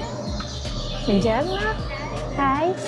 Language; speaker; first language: Italian; non-native, learner; Filipino